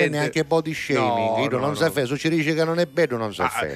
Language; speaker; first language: Italian; native; Italian